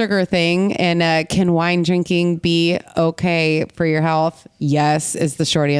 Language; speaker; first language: English; native; English